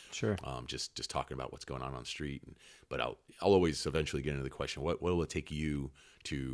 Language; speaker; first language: English; native; English